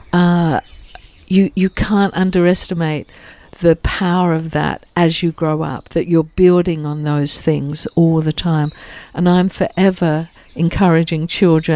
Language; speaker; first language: English; native; English